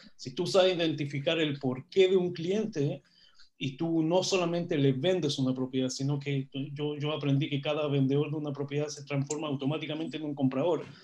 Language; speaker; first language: Spanish; non-native, fluent; Hebrew